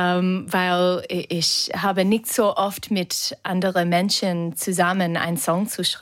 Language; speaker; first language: German; non-native, learner; English